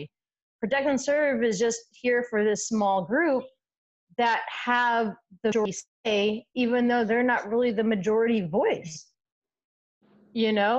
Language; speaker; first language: English; native; English